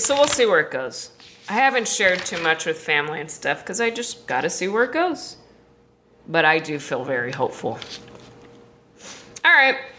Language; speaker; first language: English; native; English